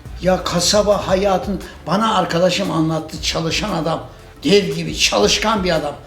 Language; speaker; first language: Turkish; native; Turkish